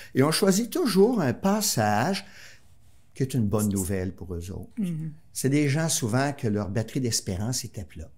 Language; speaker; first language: French; native; French